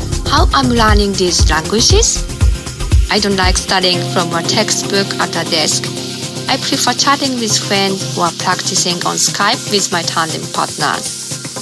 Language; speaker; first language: English; non-native, learner; Japanese